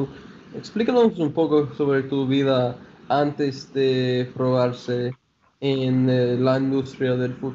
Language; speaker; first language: Spanish; non-native, fluent; English